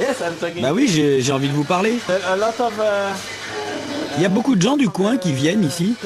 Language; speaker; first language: French; native; French